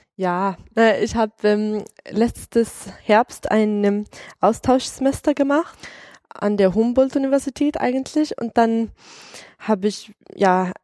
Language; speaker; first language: German; non-native, fluent; Swedish